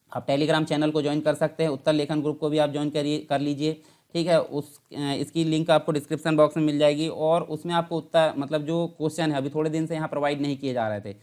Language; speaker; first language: Hindi; native; Hindi